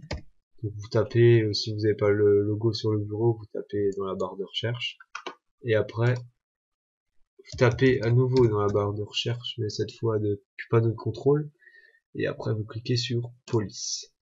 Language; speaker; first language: French; native; French